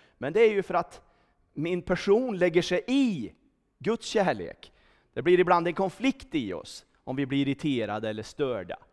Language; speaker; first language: Swedish; native; Swedish